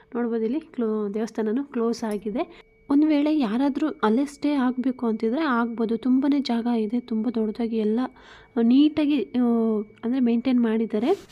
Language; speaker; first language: Kannada; non-native, local second language; Telugu